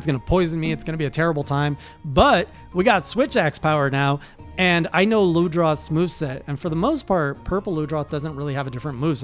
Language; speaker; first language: English; native; English